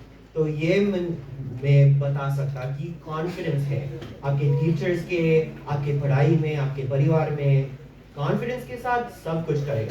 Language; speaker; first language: Hindi; early bilingual, heritage; English